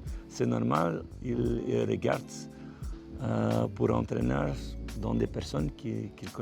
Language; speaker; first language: French; non-native, local second language; Dutch